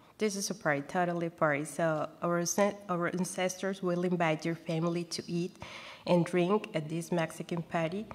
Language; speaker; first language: English; non-native, fluent; Spanish